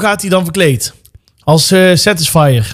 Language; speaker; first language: Dutch; native; Dutch